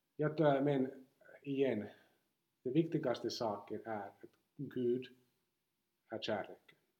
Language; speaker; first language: Swedish; non-native, local second language; Finnish